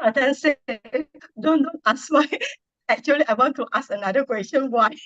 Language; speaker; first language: English; non-native, learner; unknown